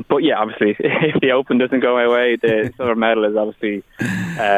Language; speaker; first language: English; native; English